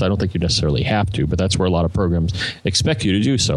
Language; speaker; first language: English; native; English